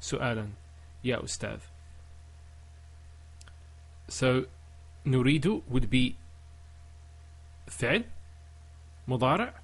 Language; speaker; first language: Arabic; non-native, learner; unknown